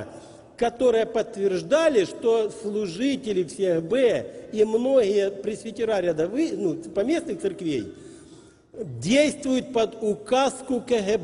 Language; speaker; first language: Russian; native; Russian